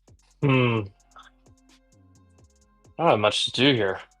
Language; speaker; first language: English; native; English